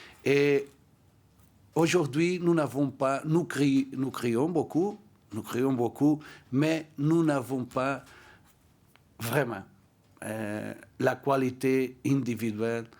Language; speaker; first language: French; non-native, learner; Portuguese